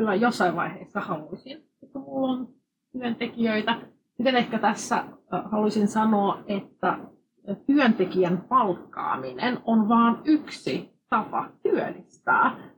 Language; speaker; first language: Finnish; non-native, fluent; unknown